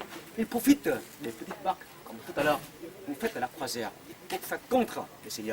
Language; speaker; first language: French; non-native, fluent; Vietnamese